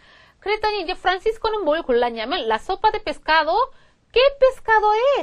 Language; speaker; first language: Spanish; non-native, fluent; Korean